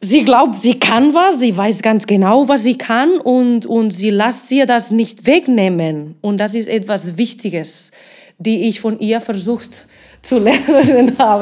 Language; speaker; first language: German; non-native, fluent; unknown